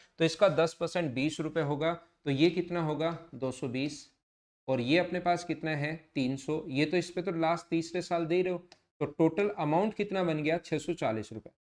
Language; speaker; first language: Hindi; native; Hindi